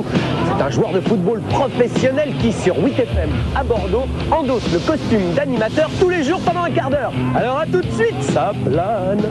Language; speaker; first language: French; native; French